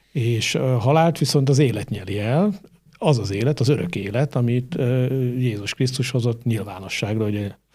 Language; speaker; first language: Hungarian; native; Hungarian